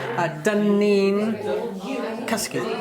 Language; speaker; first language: Welsh; non-native, learner; English